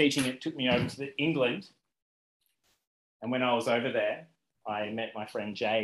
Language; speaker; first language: English; native; English